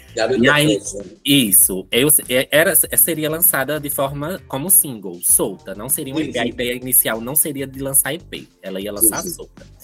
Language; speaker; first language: Portuguese; native; Portuguese